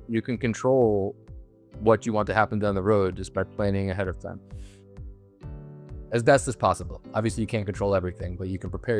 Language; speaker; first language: English; native; English